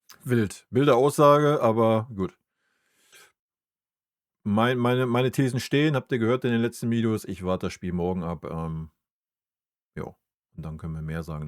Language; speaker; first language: German; native; German